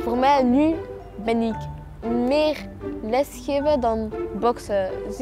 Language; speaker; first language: Dutch; non-native, local second language; French